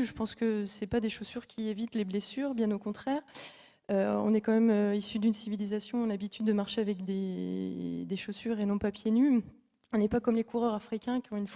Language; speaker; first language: French; native; French